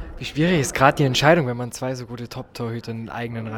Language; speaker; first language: German; native; German